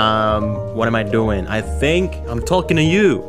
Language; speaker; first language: English; non-native, fluent; Indonesian